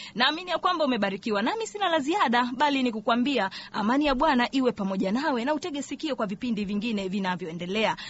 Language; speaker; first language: Swahili; native; Swahili